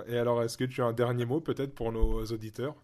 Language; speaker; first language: French; native; French